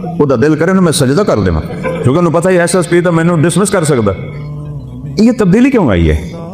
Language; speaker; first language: Urdu; non-native, local second language; Punjabi